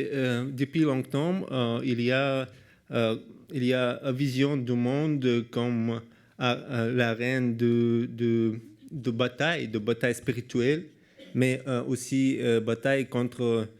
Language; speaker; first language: French; non-native, learner; Russian